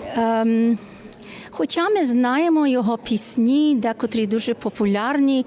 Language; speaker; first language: Ukrainian; early bilingual, heritage; Ukrainian